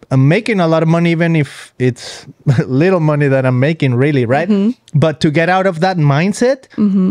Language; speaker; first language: English; non-native, fluent; Spanish